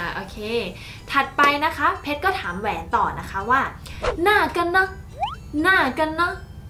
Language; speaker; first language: Thai; native; Thai